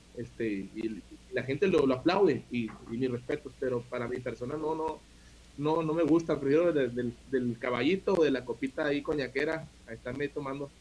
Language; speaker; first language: Spanish; native; Spanish